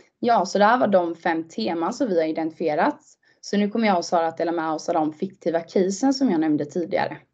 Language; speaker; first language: Swedish; native; Swedish